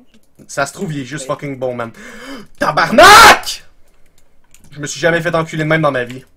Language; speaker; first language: French; native; French